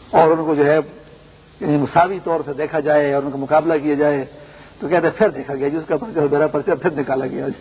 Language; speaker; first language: Urdu; non-native, local second language; Pashto